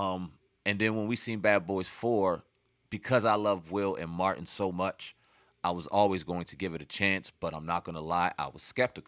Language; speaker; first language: English; native; English